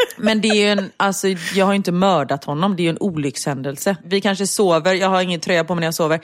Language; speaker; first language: Swedish; native; Swedish